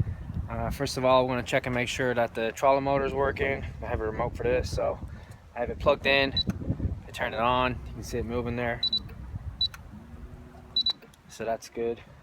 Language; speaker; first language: English; native; English